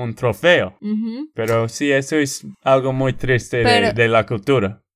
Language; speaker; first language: Spanish; non-native, fluent; English